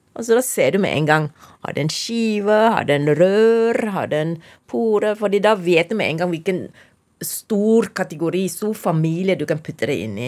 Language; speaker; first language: Norwegian; non-native, fluent; Chinese